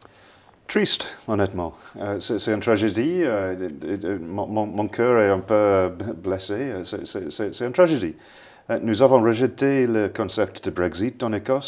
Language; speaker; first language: French; non-native, fluent; English